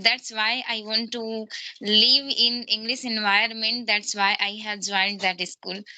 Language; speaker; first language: English; non-native, learner; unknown